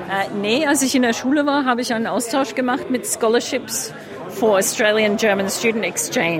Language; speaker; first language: German; non-native, fluent; English